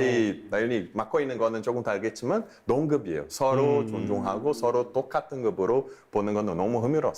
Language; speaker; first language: Korean; non-native, fluent; Portuguese